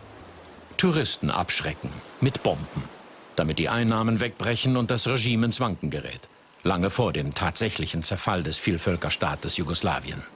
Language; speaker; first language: German; native; German